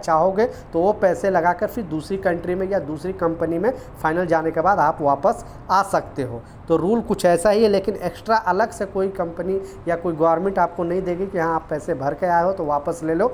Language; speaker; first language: Hindi; native; Hindi